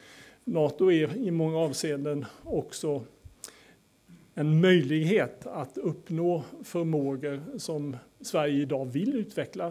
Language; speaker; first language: Swedish; native; Swedish